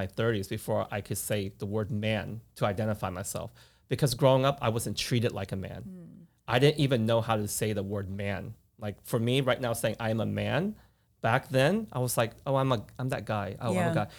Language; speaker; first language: English; native; English